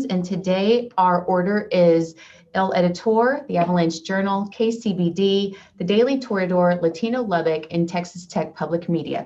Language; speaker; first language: English; native; English